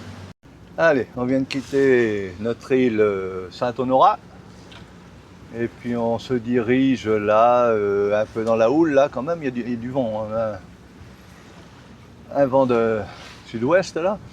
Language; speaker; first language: French; native; French